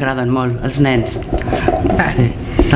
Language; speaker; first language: Catalan; non-native, learner; Spanish